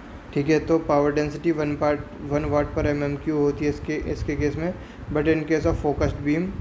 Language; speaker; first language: Hindi; native; Hindi